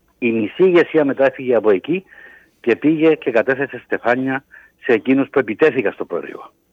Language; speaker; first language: Greek; native; Greek